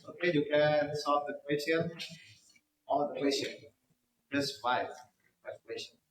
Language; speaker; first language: English; non-native, learner; Indonesian